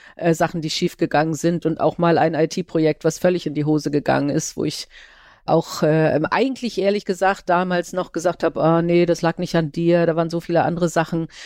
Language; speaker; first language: German; native; German